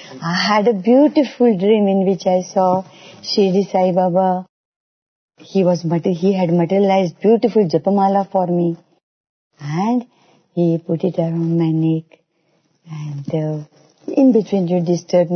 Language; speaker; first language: English; non-native, local second language; Marathi